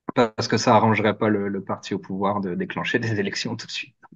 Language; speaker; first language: French; native; French